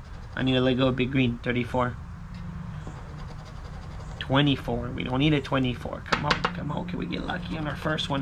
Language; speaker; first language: English; native; English